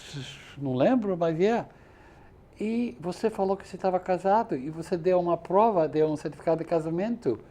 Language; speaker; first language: Portuguese; non-native, fluent; English